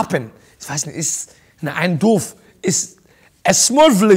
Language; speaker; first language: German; non-native, learner; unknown